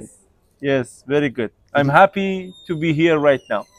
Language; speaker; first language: English; non-native, learner; Persian